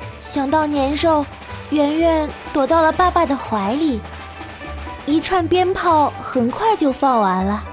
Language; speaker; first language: Chinese; native; Chinese